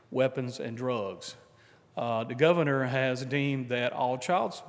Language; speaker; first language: English; native; English